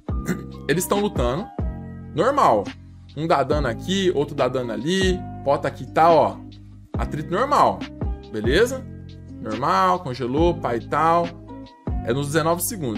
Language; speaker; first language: Portuguese; native; Portuguese